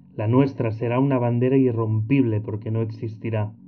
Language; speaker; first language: Spanish; non-native, local second language; Catalan